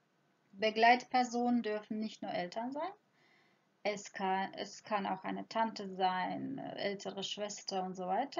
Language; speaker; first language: German; non-native, fluent; Croatian